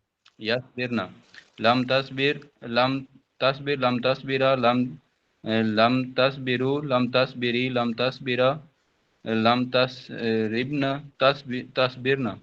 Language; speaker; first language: Arabic; non-native, learner; Urdu